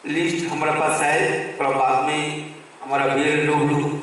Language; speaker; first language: Hindi; non-native, local second language; Bangla